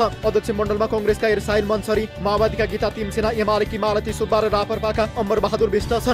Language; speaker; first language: Nepali; native; Nepali